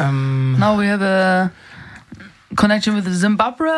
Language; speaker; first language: English; non-native, learner; German